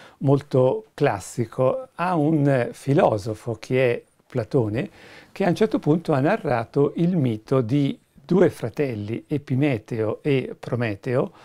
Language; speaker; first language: Italian; native; Italian